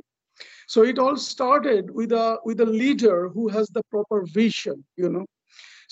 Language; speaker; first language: English; non-native, local second language; Bangla